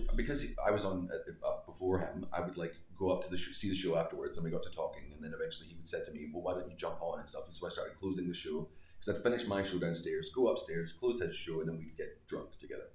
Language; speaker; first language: English; native; English